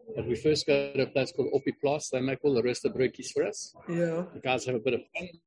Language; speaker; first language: English; native; English